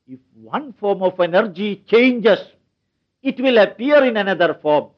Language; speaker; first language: English; non-native, local second language; Malayalam